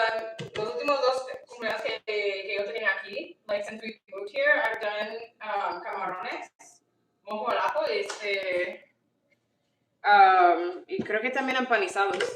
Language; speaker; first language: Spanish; non-native, learner; English